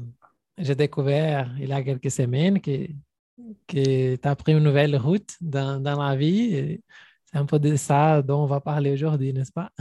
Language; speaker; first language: French; non-native, fluent; Portuguese